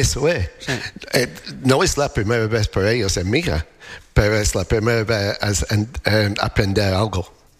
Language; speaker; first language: Spanish; non-native, learner; English